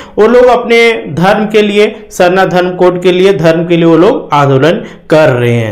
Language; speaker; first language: Hindi; native; Hindi